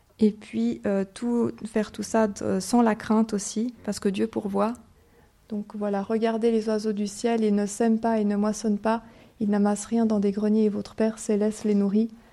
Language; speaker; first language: French; native; French